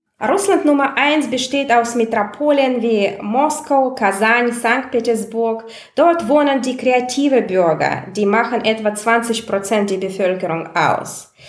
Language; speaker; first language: German; non-native, fluent; Russian